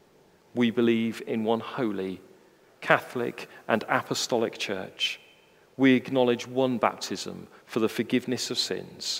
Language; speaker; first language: English; native; English